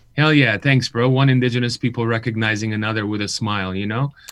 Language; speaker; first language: English; early bilingual, other home language; Armenian